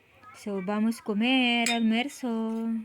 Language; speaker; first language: Spanish; non-native, learner; Filipino